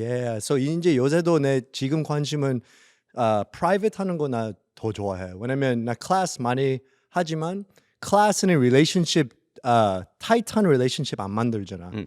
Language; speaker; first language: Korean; early bilingual, heritage; English